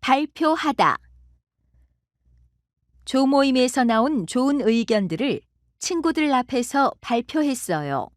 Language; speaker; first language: Korean; non-native, learner; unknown